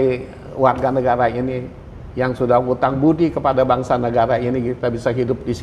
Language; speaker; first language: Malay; non-native, local second language; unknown